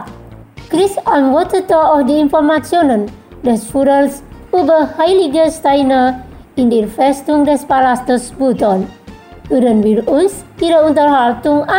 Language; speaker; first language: German; non-native, fluent; Indonesian